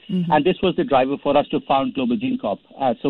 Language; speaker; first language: English; non-native, local second language; Hindi